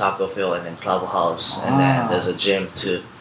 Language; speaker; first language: English; non-native, fluent; Japanese